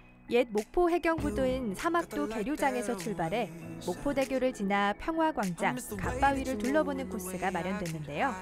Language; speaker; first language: Korean; native; Korean